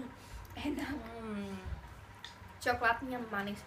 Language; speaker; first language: Indonesian; non-native, fluent; English